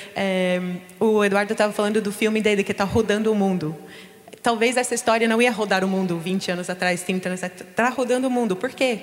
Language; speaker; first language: Portuguese; non-native, fluent; English